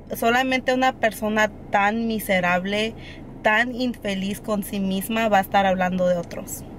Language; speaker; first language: Spanish; early bilingual, heritage; Spanish